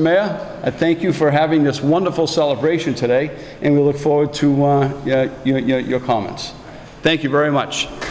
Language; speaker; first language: English; native; English